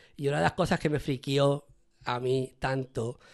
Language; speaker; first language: Spanish; native; Spanish